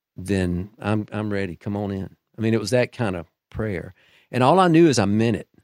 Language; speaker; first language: English; native; English